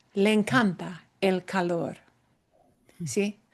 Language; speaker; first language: Spanish; non-native, fluent; English